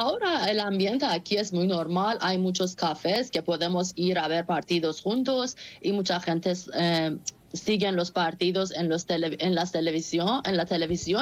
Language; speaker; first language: Spanish; non-native, fluent; Persian